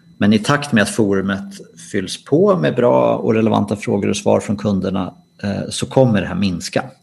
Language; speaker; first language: Swedish; native; Swedish